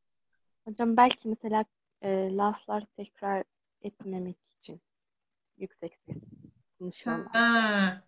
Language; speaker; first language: Turkish; non-native, learner; Arabic